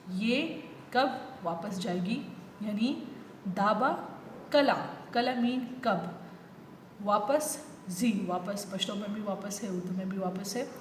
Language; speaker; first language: Urdu; non-native, local second language; Pashto